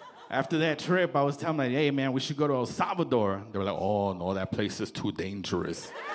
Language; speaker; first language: English; early bilingual, other home language; Spanish